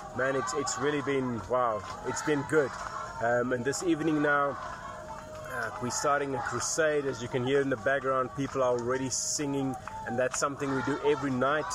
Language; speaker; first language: English; non-native, local second language; Afrikaans